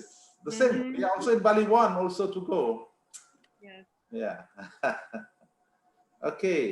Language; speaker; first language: English; non-native, fluent; Indonesian